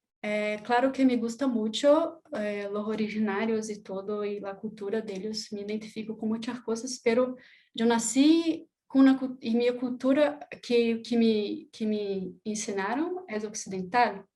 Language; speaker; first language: Spanish; non-native, learner; Portuguese